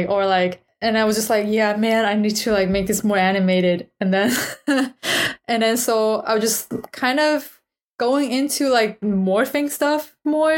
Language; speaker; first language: English; non-native, fluent; Chinese